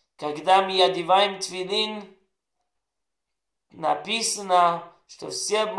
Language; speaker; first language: Russian; non-native, learner; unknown